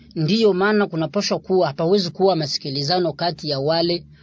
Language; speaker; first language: Swahili; non-native, local second language; Rundi